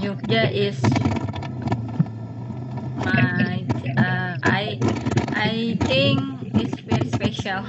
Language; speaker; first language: English; non-native, learner; Indonesian